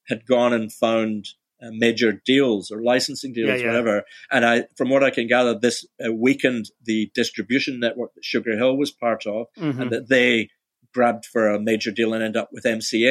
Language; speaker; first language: English; native; English